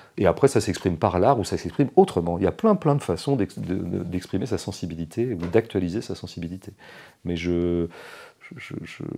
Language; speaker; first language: French; native; French